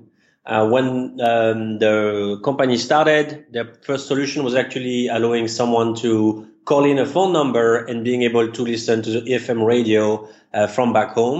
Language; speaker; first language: English; non-native, fluent; French